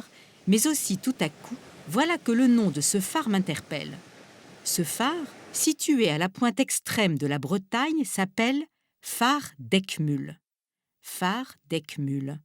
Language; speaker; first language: French; native; French